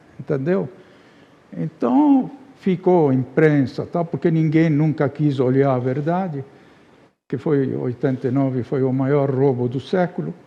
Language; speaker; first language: Portuguese; non-native, fluent; Arabic